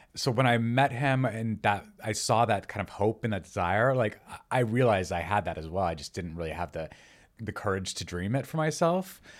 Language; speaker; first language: English; native; English